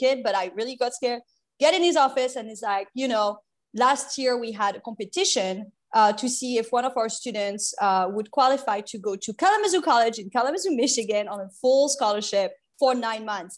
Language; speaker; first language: English; non-native, fluent; French